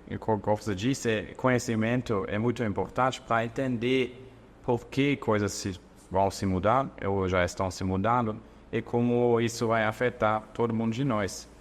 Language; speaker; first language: Portuguese; non-native, fluent; German